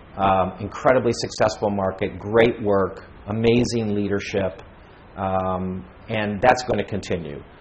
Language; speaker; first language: English; native; English